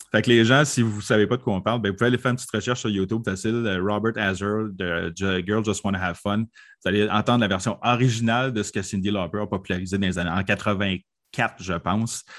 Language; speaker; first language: French; native; French